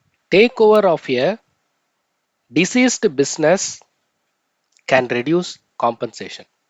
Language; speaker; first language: English; non-native, local second language; Tamil